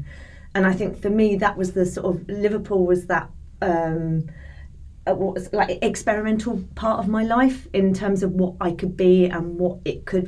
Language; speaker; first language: English; native; English